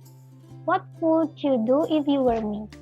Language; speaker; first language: English; non-native, learner; Indonesian